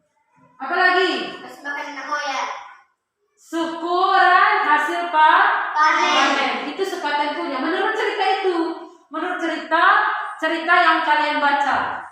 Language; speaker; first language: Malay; non-native, local second language; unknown